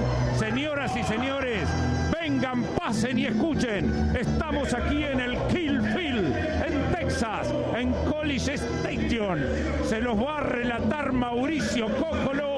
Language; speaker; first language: Spanish; native; Spanish